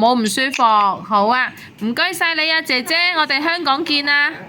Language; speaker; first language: Cantonese; native; Cantonese